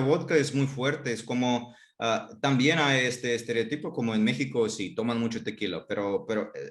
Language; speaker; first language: Spanish; non-native, fluent; Russian